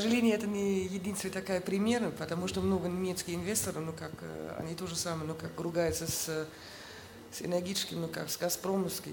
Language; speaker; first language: Russian; non-native, fluent; German